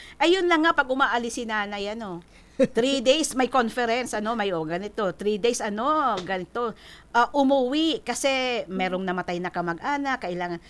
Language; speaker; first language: Filipino; non-native, local second language; Bikol